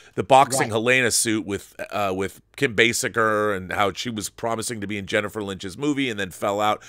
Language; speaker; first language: English; native; English